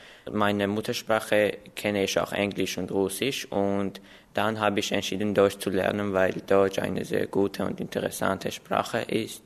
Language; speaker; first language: German; non-native, learner; Armenian